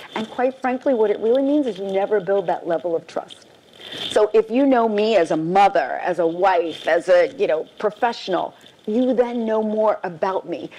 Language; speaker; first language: English; native; English